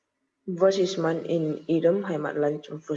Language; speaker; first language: German; non-native, learner; Indonesian